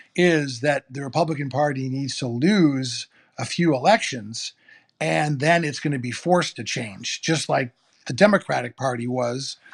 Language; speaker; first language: English; native; English